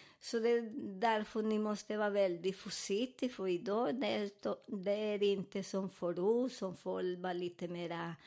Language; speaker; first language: Swedish; non-native, learner; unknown